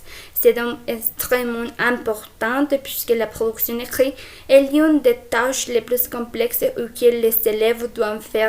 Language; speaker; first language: French; non-native, fluent; Spanish